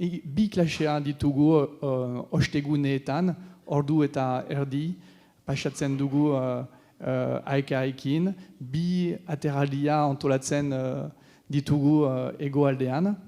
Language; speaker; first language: Basque; non-native, learner; French